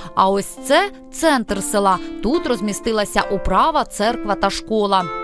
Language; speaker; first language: Ukrainian; native; Ukrainian